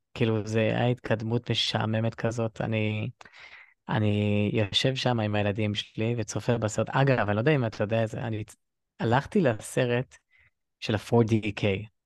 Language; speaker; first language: Hebrew; native; Hebrew